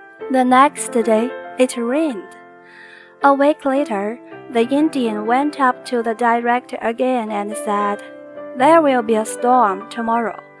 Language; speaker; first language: English; non-native, fluent; Chinese